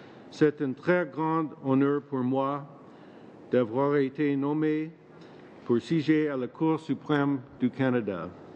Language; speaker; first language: French; non-native, learner; English